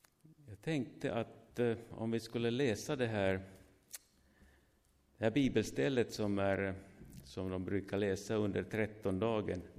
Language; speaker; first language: Swedish; non-native, fluent; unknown